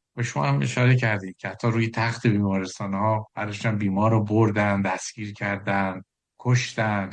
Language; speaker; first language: Persian; native; Persian